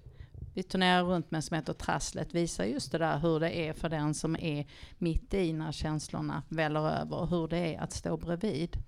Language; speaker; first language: Swedish; native; Swedish